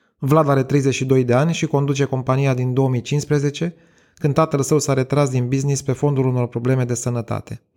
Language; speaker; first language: Romanian; native; Romanian